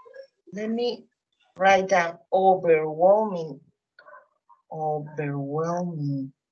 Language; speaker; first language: English; non-native, fluent; Spanish